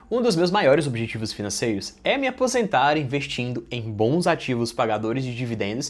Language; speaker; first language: Portuguese; native; Portuguese